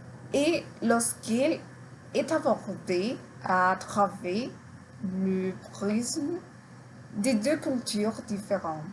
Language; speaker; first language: French; non-native, learner; Spanish